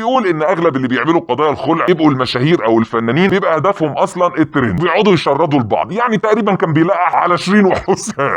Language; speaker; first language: Arabic; native; Arabic